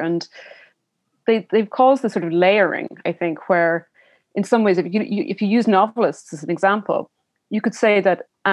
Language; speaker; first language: English; native; English